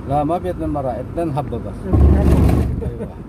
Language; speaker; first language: Arabic; non-native, learner; Indonesian